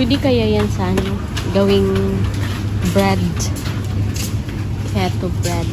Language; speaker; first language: Filipino; native; Filipino